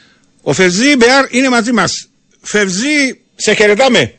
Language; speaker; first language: Greek; native; Greek